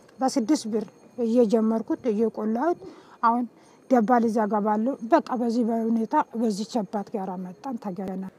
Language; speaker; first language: Amharic; non-native, local second language; Oromo